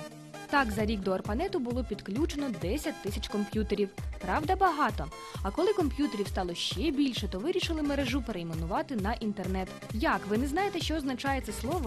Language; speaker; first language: Ukrainian; native; Ukrainian